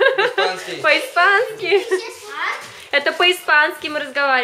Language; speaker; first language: Russian; non-native, learner; Spanish